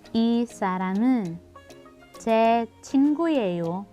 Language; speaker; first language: Korean; non-native, learner; Filipino